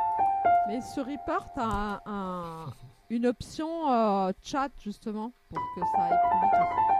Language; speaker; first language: French; native; French